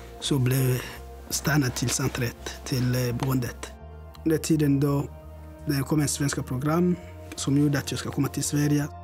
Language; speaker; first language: Swedish; non-native, learner; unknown